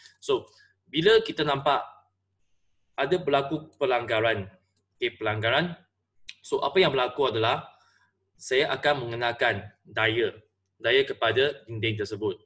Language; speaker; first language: Malay; non-native, local second language; Chinese